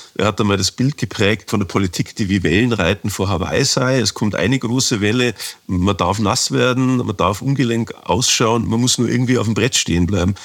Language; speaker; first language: German; native; German